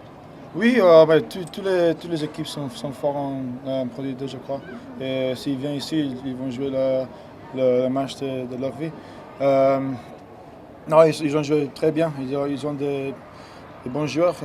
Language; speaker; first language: French; non-native, learner; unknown